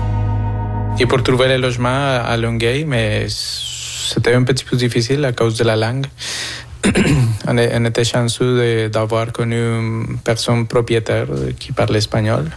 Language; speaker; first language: French; non-native, fluent; Spanish